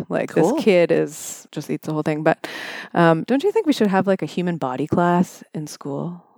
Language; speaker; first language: English; native; English